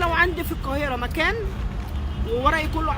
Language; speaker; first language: Arabic; native; Arabic